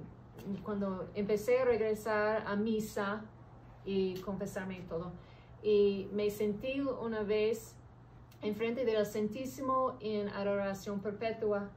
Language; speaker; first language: Spanish; early bilingual, heritage; English